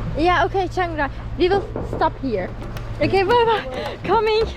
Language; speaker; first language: English; non-native, learner; Turkish